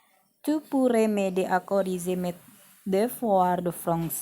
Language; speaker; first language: French; non-native, fluent; Indonesian